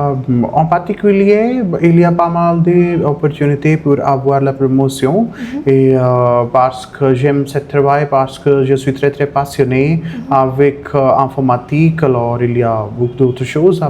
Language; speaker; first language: French; non-native, fluent; Hindi